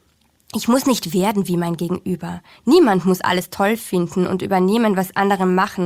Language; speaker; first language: German; native; German